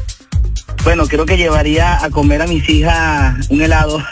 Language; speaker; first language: Spanish; native; Spanish